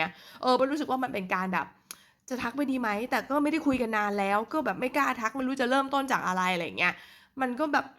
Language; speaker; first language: Thai; native; Thai